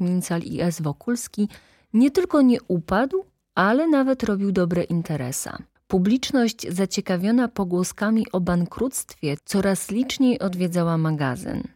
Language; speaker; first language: Polish; native; Polish